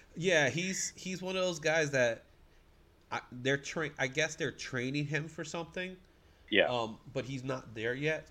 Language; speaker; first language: English; native; English